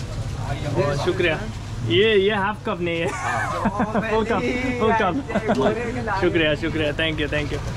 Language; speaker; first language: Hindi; non-native, fluent; English